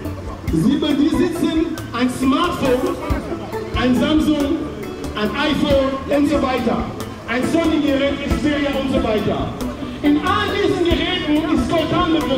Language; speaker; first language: German; non-native, fluent; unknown